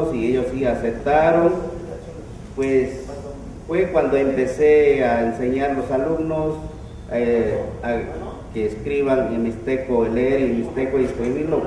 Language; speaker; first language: Spanish; non-native, local second language; Mixtepec Mixtec